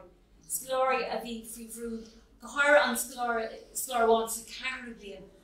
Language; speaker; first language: Irish; non-native, local second language; English